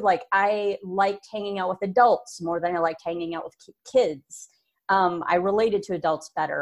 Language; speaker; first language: English; native; English